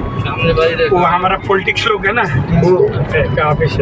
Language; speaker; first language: Hindi; non-native, learner; Nepali